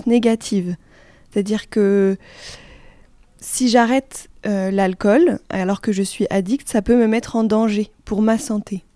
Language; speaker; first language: French; native; French